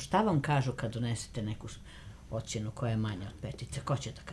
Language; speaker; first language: Croatian; native; Croatian